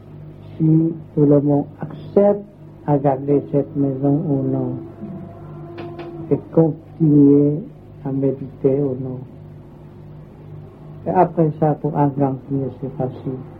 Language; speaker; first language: French; non-native, learner; Vietnamese